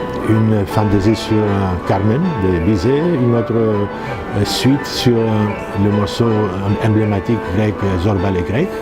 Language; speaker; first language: French; non-native, fluent; Greek